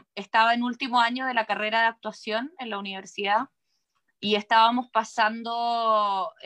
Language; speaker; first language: Spanish; native; Spanish